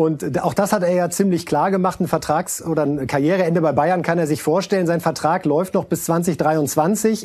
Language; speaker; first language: German; native; German